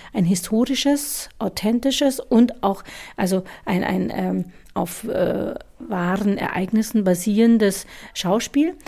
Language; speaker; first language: German; native; German